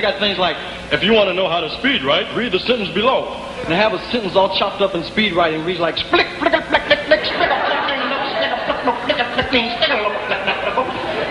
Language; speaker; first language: English; native; English